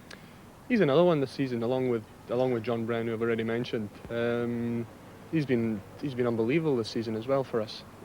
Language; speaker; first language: English; native; English